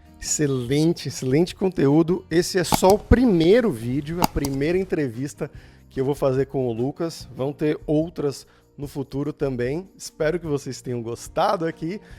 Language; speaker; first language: Portuguese; native; Portuguese